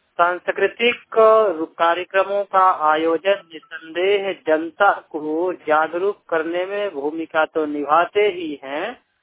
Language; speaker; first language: Hindi; native; Hindi